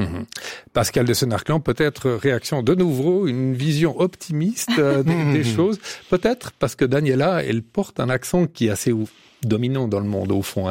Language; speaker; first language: French; native; French